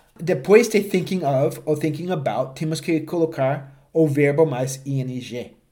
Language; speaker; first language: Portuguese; non-native, fluent; English